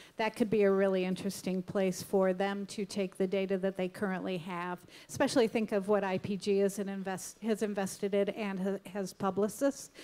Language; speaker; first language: English; native; English